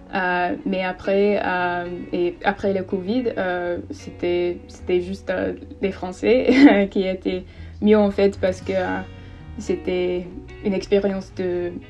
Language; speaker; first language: French; non-native, fluent; English